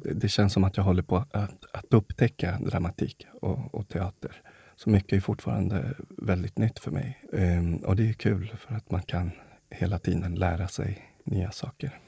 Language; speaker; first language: Swedish; early bilingual, other home language; Spanish